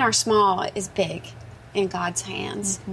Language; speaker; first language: English; native; English